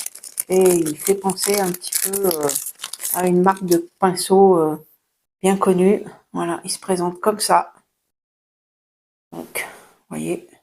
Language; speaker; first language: French; native; French